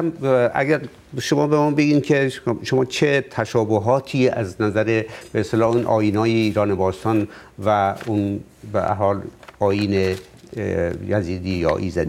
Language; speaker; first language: Persian; native; Persian